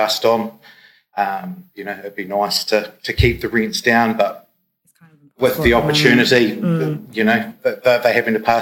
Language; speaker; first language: English; native; English